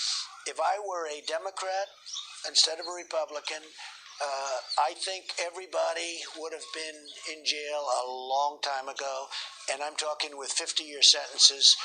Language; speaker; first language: English; native; English